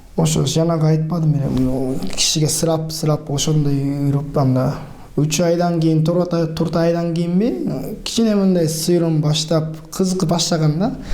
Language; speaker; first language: Kyrgyz; non-native, learner; Japanese